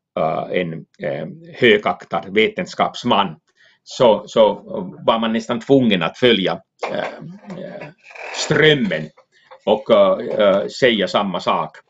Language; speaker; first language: Swedish; non-native, local second language; Finnish